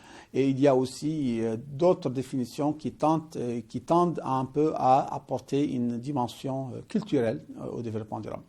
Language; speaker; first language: French; non-native, local second language; Arabic